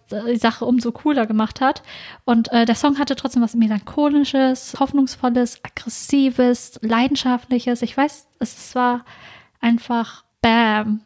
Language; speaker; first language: German; early bilingual, other home language; Vietnamese